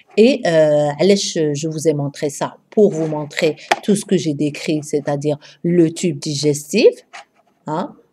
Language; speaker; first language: French; non-native, local second language; Arabic